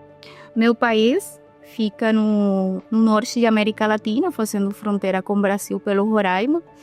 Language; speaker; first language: Portuguese; non-native, fluent; Spanish